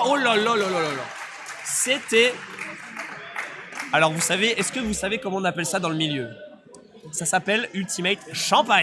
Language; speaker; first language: French; native; French